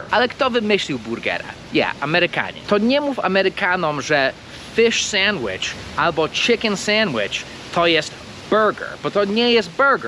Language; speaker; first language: Polish; non-native, fluent; English